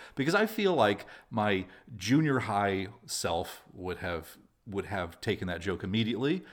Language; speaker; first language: English; native; English